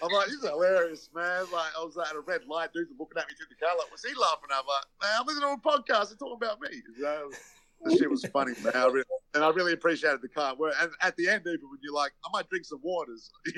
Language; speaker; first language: English; native; English